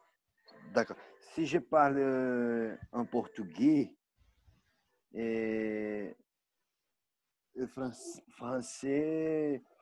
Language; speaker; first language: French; non-native, learner; Portuguese